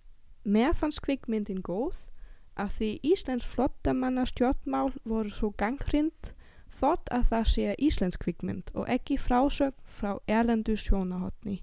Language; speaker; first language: Icelandic; non-native, learner; German